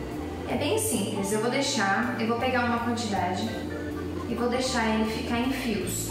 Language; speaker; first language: Portuguese; native; Portuguese